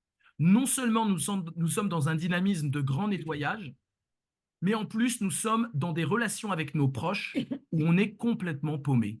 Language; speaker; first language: French; native; French